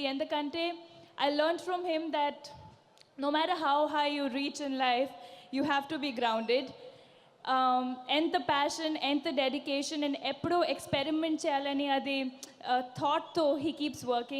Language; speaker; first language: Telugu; non-native, fluent; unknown